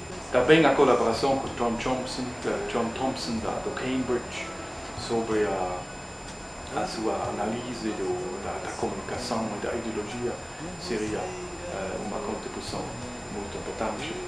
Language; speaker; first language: Portuguese; non-native, learner; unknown